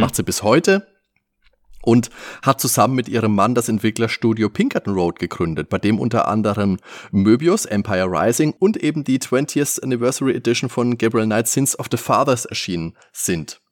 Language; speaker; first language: German; native; German